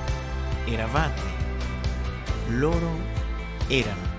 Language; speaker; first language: Italian; non-native, fluent; Spanish